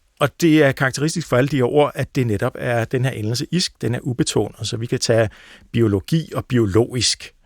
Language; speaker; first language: Danish; native; Danish